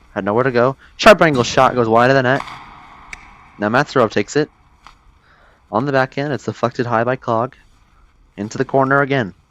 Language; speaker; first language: English; native; English